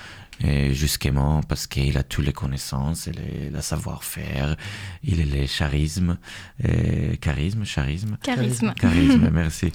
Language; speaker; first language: French; non-native, fluent; Hebrew